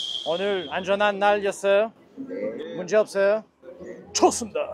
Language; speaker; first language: Korean; non-native, fluent; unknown